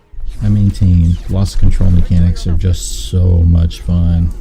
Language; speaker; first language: English; native; English